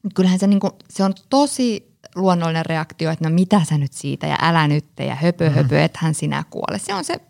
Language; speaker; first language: Finnish; native; Finnish